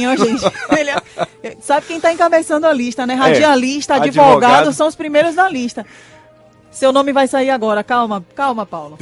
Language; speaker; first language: Portuguese; native; Portuguese